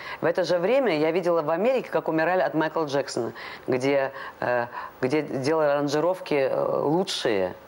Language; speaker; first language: Russian; non-native, local second language; Latvian